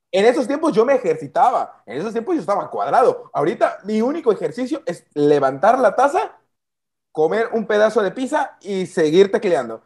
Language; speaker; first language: Spanish; native; Spanish